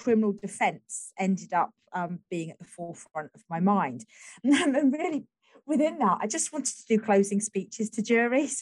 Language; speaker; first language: English; native; English